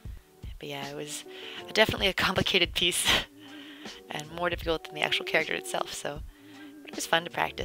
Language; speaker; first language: English; native; English